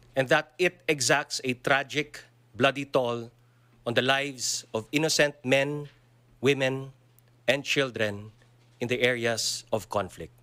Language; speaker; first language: English; non-native, local second language; Filipino